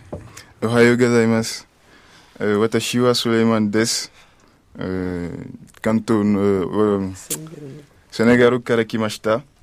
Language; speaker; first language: Japanese; non-native, learner; French